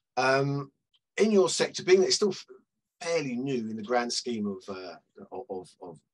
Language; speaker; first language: English; native; English